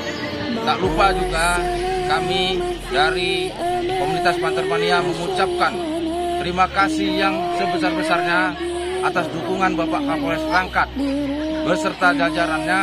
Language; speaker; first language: Indonesian; native; Indonesian